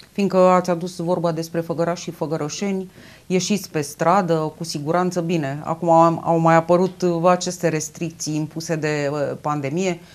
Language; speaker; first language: Romanian; native; Romanian